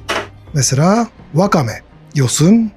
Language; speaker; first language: Turkish; non-native, learner; Japanese